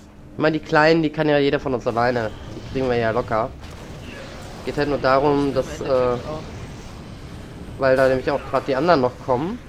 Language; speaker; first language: German; native; German